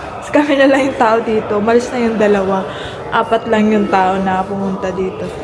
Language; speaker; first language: Filipino; native; Filipino